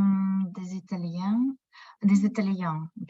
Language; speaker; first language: French; non-native, learner; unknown